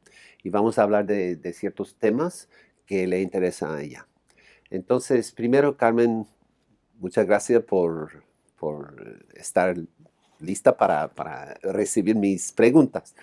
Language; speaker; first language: Spanish; non-native, fluent; English